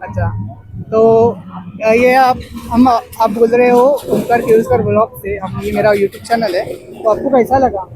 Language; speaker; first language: Hindi; non-native, local second language; Marathi